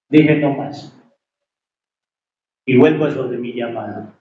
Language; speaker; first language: Spanish; native; Spanish